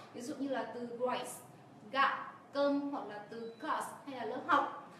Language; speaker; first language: Vietnamese; native; Vietnamese